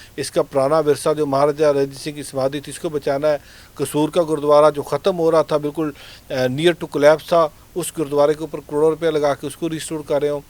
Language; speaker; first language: Urdu; non-native, local second language; Punjabi